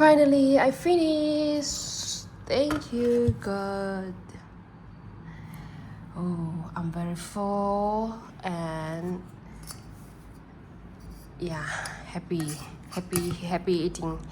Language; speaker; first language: English; non-native, learner; Burmese